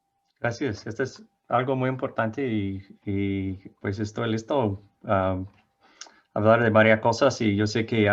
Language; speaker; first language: Spanish; non-native, fluent; English